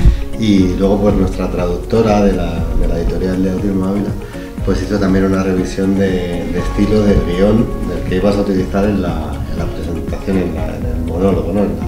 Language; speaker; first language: Spanish; native; Spanish